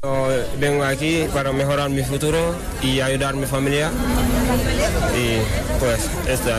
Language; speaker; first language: Spanish; non-native, learner; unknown